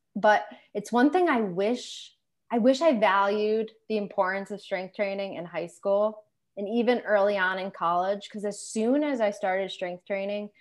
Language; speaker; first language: English; native; English